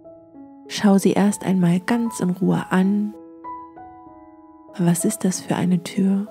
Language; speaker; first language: German; native; German